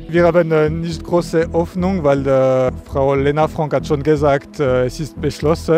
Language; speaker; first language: German; non-native, local second language; French